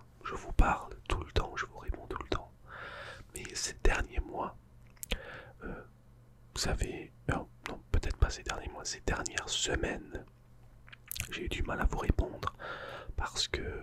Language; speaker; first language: French; non-native, fluent; English